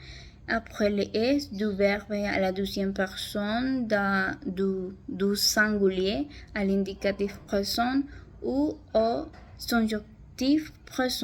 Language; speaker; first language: French; non-native, learner; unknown